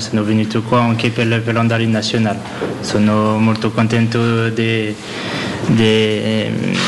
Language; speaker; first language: Italian; non-native, learner; French